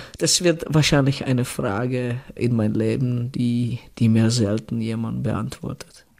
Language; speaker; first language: German; non-native, fluent; Czech